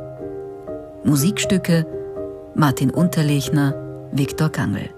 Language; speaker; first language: German; native; German